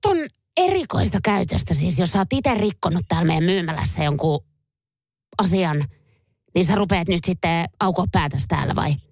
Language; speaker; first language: Finnish; native; Finnish